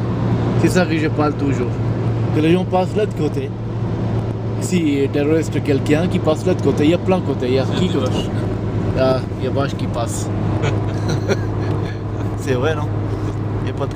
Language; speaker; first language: French; non-native, fluent; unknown